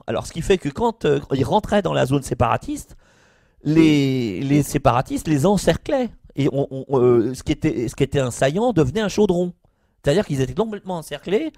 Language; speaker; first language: French; native; French